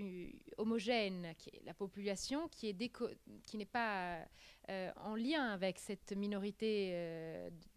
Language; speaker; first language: French; non-native, fluent; Italian